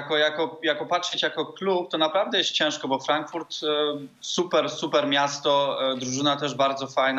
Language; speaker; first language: Polish; early bilingual, heritage; Polish